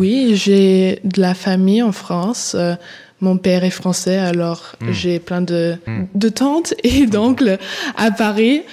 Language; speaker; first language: French; early bilingual, heritage; English